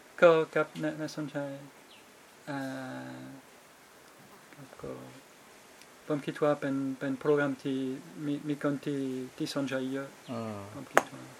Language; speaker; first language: Thai; non-native, fluent; French